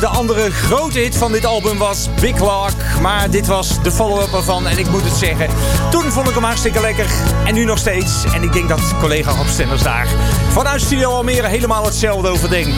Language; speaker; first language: Dutch; native; Dutch